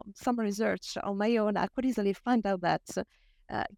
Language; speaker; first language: English; non-native, fluent; Italian